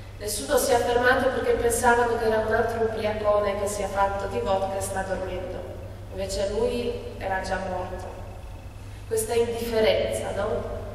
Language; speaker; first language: Italian; non-native, fluent; Polish